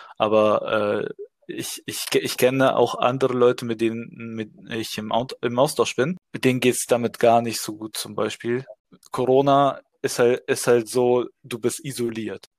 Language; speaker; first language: German; early bilingual, other home language; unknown